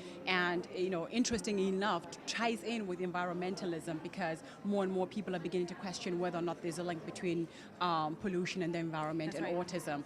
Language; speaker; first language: English; non-native, local second language; Tswana